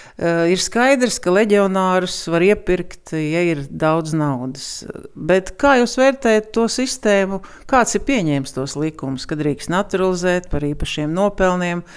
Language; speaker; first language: Latvian; native; Latvian